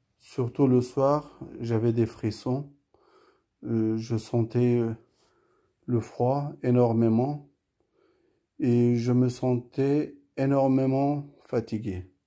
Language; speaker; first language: French; early bilingual, other home language; Turkish